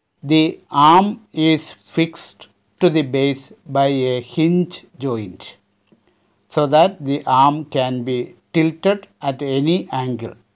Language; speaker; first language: English; non-native, local second language; Malayalam